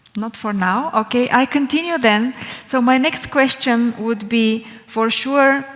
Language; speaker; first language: English; non-native, fluent; Bulgarian